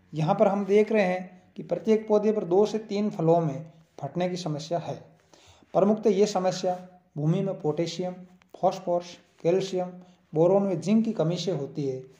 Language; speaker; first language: Hindi; native; Hindi